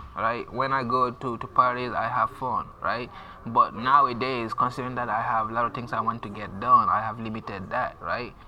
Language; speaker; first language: English; non-native, fluent; French